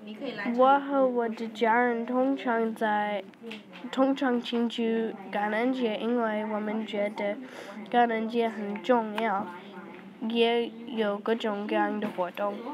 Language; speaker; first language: Chinese; non-native, learner; English